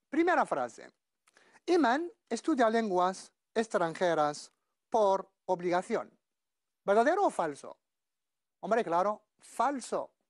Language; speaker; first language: Spanish; non-native, fluent; Arabic